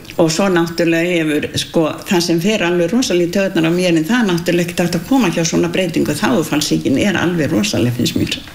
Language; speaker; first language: Icelandic; native; Icelandic